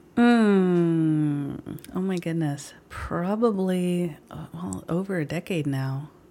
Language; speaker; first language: English; early bilingual, other home language; Filipino